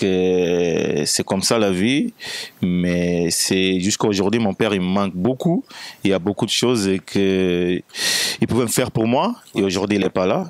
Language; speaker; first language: French; non-native, fluent; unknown